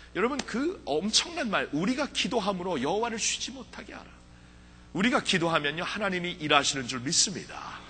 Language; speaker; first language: Korean; early bilingual, heritage; Korean